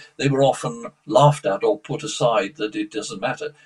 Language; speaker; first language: English; early bilingual, other home language; Polish